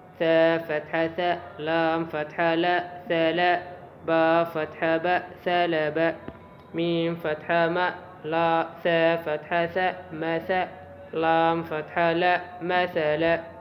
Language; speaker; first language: Arabic; non-native, local second language; Somali